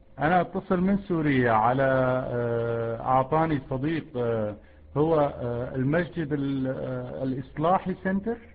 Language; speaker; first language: Arabic; native; Arabic